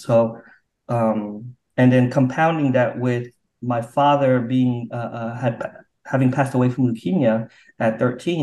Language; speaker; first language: English; native; English